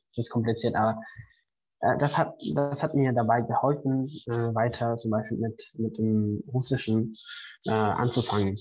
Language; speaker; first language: German; non-native, fluent; Spanish